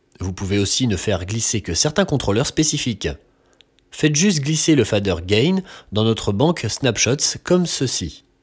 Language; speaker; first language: French; native; French